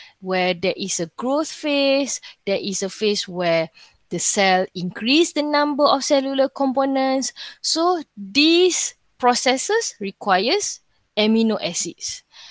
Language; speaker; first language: English; non-native, local second language; Malay